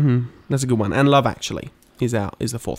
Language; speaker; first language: English; native; English